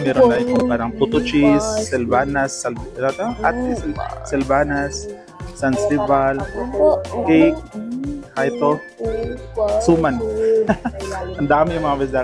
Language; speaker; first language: Filipino; non-native, local second language; Cebuano